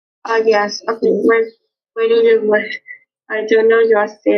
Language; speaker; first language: English; non-native, learner; Vietnamese